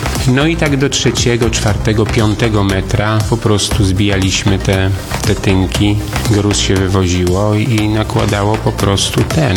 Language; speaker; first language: Polish; native; Polish